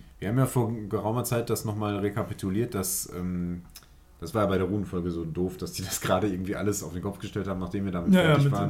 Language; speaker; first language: German; native; German